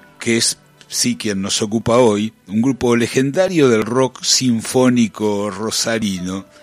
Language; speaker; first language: Spanish; native; Spanish